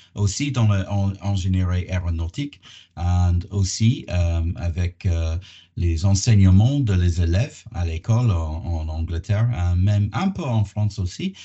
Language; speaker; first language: French; non-native, learner; English